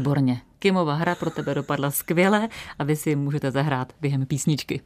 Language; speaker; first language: Czech; native; Czech